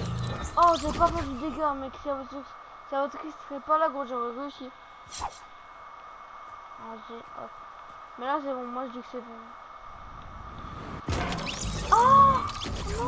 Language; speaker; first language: French; native; French